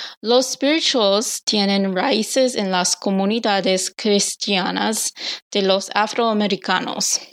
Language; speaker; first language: Spanish; non-native, learner; English